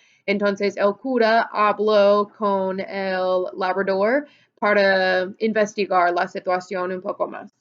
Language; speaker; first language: Spanish; non-native, fluent; English